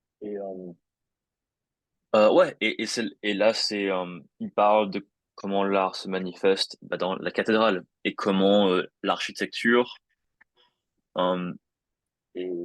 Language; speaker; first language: French; non-native, fluent; English